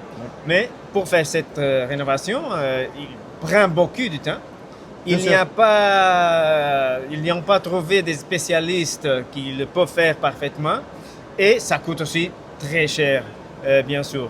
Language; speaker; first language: French; non-native, fluent; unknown